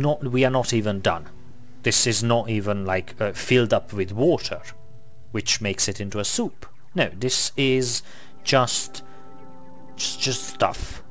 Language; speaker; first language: English; non-native, fluent; Hungarian